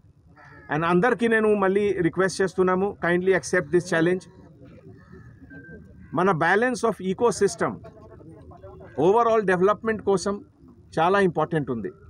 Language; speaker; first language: Telugu; non-native, fluent; Hindi